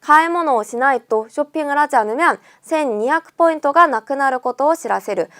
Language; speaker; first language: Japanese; non-native, fluent; Korean